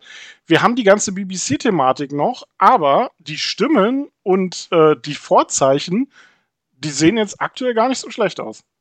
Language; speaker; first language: German; native; German